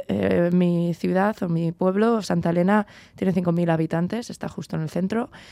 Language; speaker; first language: Spanish; early bilingual, heritage; Spanish